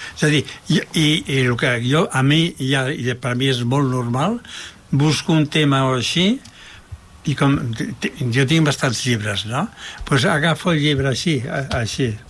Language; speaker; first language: Catalan; non-native, local second language; Spanish